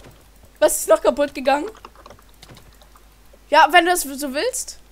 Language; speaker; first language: German; native; German